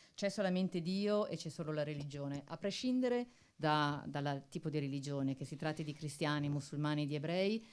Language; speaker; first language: Italian; native; Italian